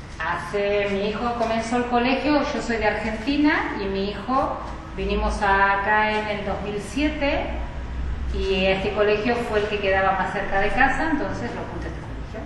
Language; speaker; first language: Spanish; native; Spanish